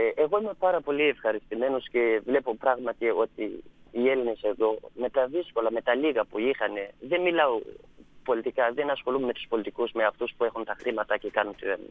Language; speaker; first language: Greek; non-native, fluent; Persian